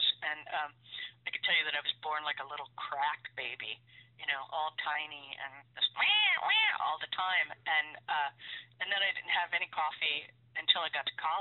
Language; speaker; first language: English; native; English